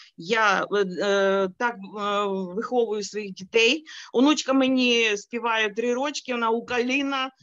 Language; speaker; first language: Ukrainian; non-native, local second language; Bulgarian